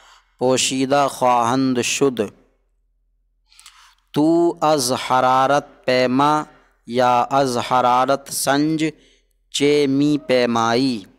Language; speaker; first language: Persian; non-native, fluent; Urdu